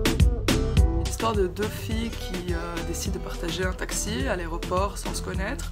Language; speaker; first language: French; non-native, local second language; Arabic